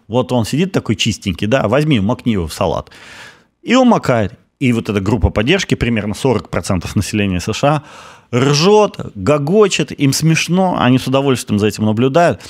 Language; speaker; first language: Russian; native; Russian